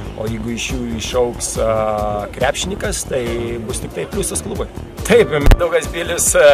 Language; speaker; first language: Lithuanian; native; Lithuanian